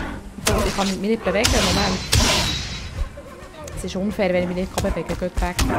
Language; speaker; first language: German; native; German